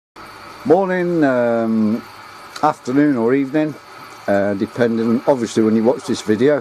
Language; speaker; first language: English; native; English